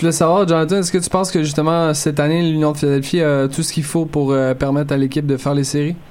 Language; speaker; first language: French; native; French